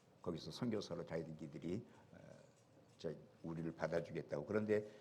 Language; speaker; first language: Korean; native; Korean